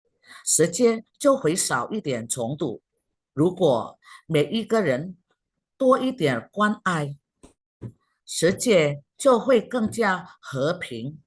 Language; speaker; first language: Chinese; non-native, fluent; Indonesian